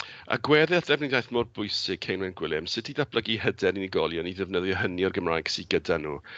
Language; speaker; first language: Welsh; native; Welsh